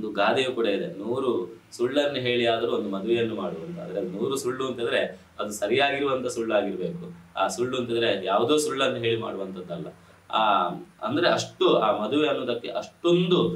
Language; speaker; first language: Kannada; non-native, local second language; Tulu